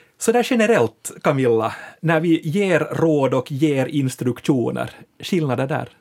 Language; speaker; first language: Swedish; native; Swedish